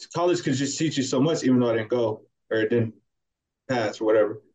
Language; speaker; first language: English; early bilingual, other home language; Spanish